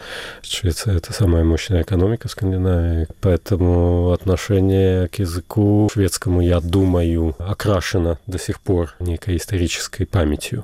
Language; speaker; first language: Russian; native; Russian